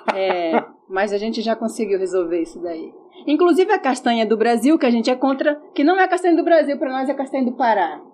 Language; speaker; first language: Portuguese; native; Portuguese